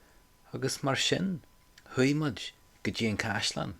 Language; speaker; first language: Irish; non-native, local second language; English